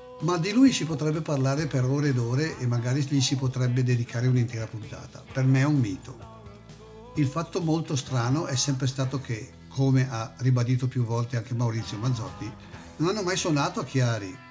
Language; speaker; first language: Italian; native; Italian